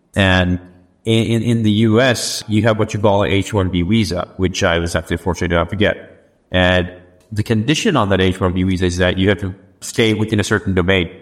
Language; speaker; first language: English; non-native, local second language; Sinhala